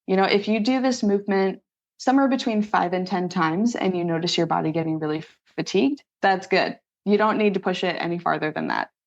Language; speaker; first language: English; native; English